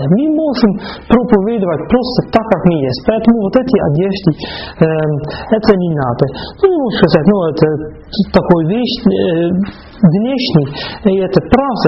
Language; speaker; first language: Russian; non-native, fluent; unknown